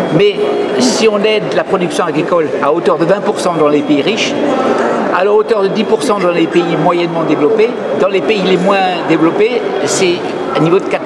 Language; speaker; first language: French; native; French